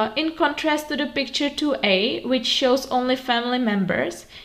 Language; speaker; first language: English; non-native, fluent; Czech